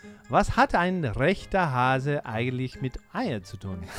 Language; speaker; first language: German; non-native, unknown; English